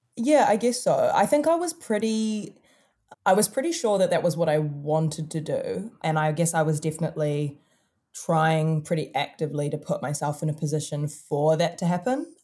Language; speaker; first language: English; native; English